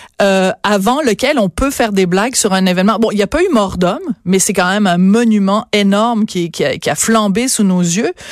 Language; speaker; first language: French; native; French